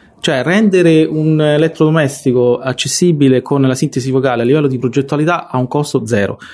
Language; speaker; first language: Italian; native; Italian